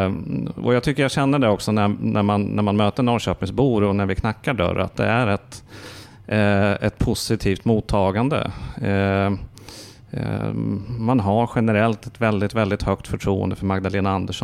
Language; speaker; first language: Swedish; native; Swedish